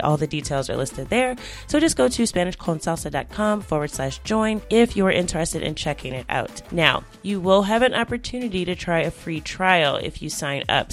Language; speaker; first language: English; native; English